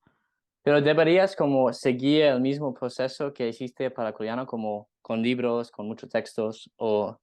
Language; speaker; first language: Spanish; non-native, learner; English